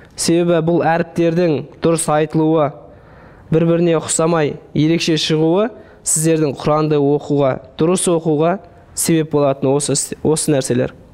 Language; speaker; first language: Kazakh; native; Kazakh